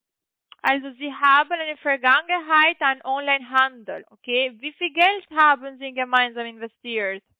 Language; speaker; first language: German; non-native, learner; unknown